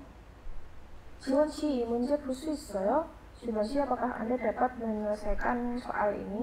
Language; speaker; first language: Korean; non-native, learner; Indonesian